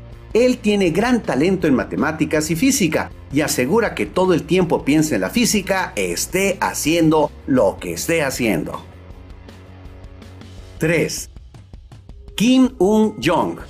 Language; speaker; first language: Spanish; native; Spanish